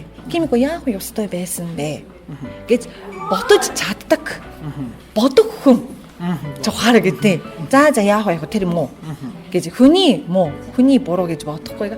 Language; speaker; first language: Mongolian; non-native, fluent; Japanese